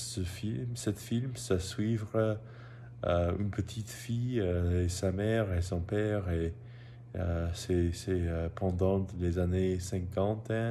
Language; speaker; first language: French; non-native, learner; English